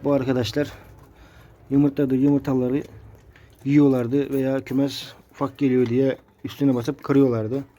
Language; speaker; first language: Turkish; native; Turkish